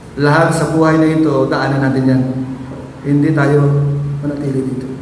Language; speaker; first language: Filipino; non-native, local second language; Hiligaynon